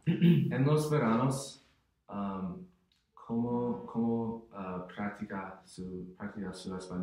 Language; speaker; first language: Spanish; non-native, learner; English